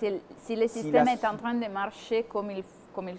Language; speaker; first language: French; non-native, fluent; Italian